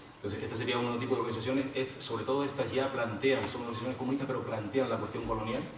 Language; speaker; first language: Spanish; native; Spanish